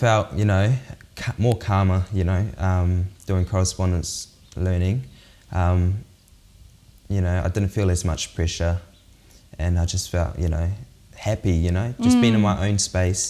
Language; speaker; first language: English; native; English